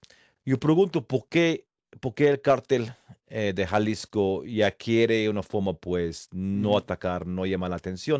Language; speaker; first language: Spanish; non-native, fluent; English